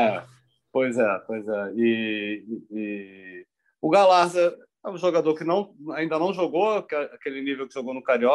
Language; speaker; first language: Portuguese; native; Portuguese